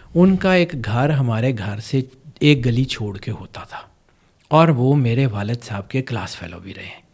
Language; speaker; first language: Urdu; non-native, local second language; Punjabi